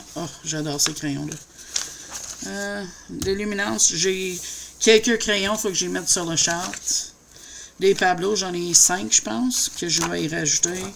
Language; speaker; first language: French; native; French